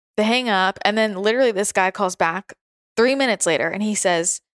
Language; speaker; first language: English; native; English